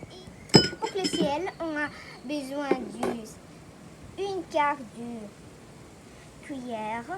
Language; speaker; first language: French; non-native, learner; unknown